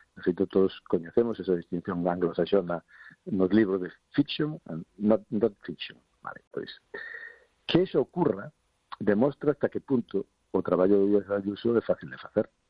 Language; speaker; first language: Galician; non-native, local second language; Spanish